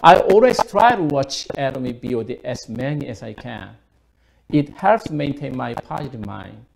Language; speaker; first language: English; non-native, fluent; Korean